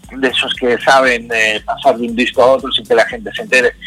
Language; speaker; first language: Spanish; early bilingual, heritage; Spanish